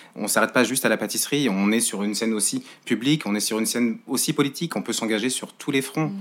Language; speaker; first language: French; native; French